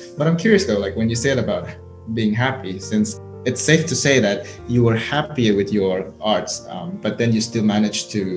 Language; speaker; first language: English; non-native, fluent; Indonesian